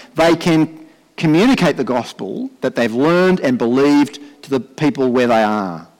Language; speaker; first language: English; native; English